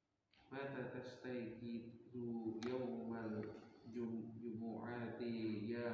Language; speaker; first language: Arabic; non-native, learner; Indonesian